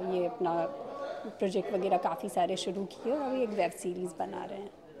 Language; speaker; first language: Hindi; native; Hindi